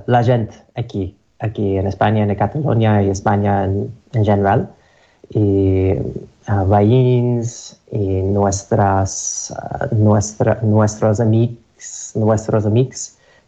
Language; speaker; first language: Catalan; non-native, learner; English